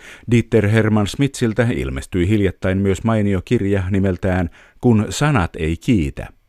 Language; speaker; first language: Finnish; native; Finnish